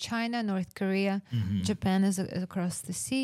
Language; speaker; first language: English; non-native, fluent; Russian